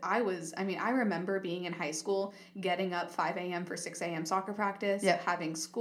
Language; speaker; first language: English; native; English